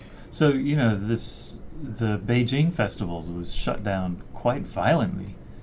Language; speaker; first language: English; native; English